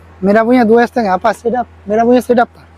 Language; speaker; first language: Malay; non-native, learner; Bangla